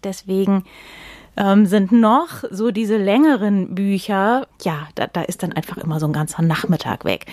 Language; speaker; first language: German; native; German